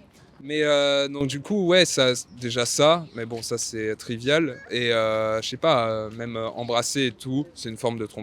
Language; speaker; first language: French; native; French